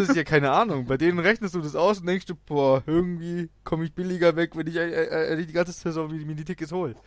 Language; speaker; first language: German; native; German